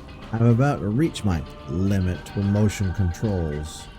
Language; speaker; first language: English; native; English